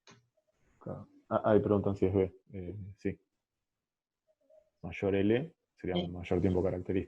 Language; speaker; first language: Spanish; native; Spanish